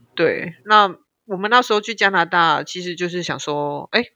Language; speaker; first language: Chinese; native; Chinese